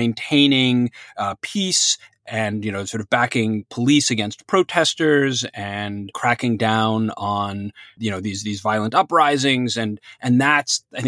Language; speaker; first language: English; native; English